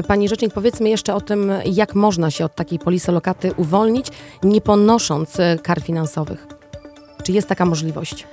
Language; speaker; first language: Polish; native; Polish